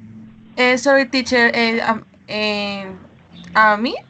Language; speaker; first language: English; non-native, learner; Spanish